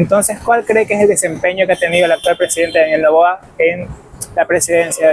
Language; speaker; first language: Spanish; native; Spanish